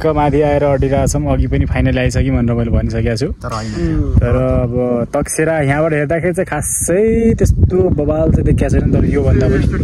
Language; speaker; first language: Nepali; native; Nepali